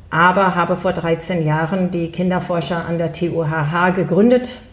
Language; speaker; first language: German; early bilingual, heritage; German